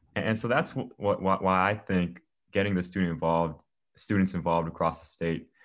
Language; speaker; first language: English; native; English